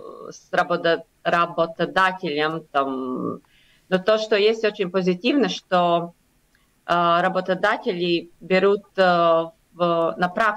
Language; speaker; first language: Russian; non-native, local second language; Latvian